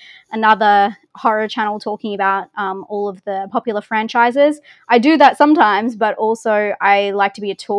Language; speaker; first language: English; native; English